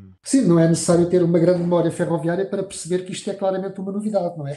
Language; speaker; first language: Portuguese; native; Portuguese